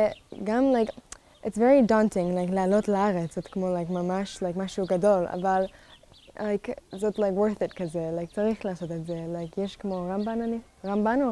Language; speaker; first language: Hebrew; non-native, learner; English